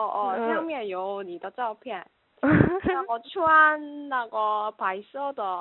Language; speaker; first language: Chinese; non-native, learner; Korean